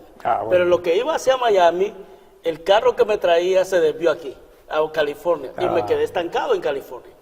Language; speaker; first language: Spanish; native; Spanish